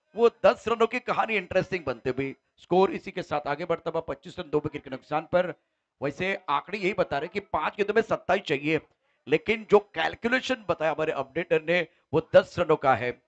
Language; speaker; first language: Hindi; non-native, local second language; Marathi